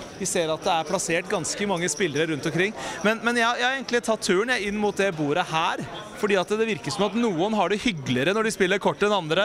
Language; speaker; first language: Norwegian; native; Norwegian